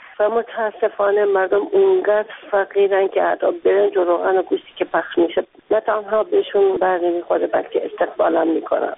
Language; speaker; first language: Persian; non-native, local second language; Kurdish